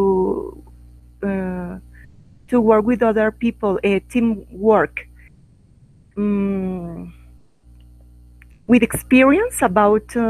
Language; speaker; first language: English; non-native, learner; Spanish